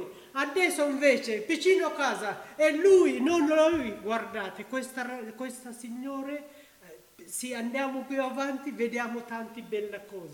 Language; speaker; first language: Italian; non-native, learner; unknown